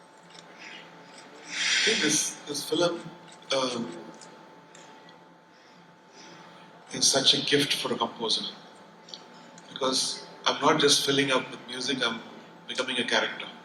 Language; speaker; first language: English; non-native, local second language; Tamil